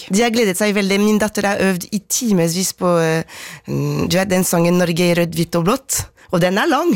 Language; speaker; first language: Norwegian; non-native, fluent; French